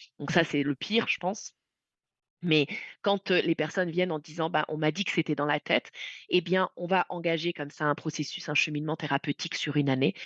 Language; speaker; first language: French; native; French